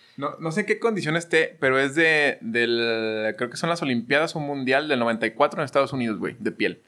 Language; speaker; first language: Spanish; native; Spanish